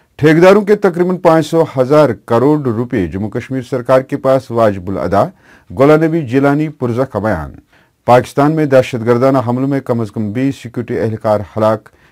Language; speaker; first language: Urdu; non-native, local second language; Kashmiri